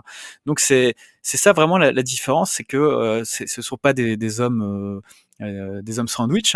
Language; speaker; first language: French; native; French